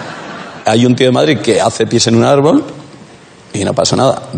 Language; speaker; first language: Spanish; native; Spanish